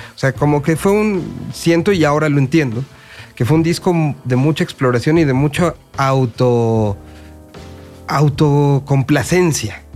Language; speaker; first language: Spanish; native; Spanish